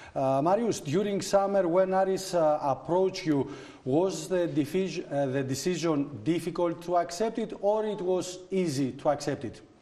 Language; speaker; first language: English; non-native, fluent; Greek